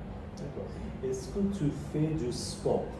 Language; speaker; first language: French; non-native, fluent; Bangla